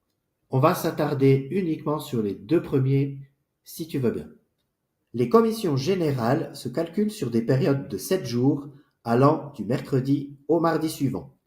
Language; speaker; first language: French; native; French